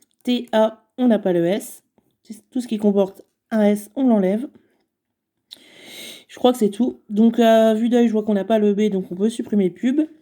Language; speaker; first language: French; native; French